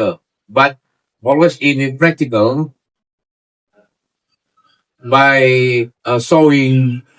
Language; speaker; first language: English; non-native, learner; Indonesian